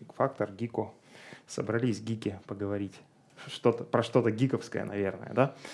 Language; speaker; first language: Russian; native; Russian